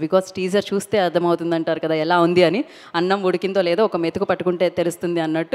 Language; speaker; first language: Telugu; native; Telugu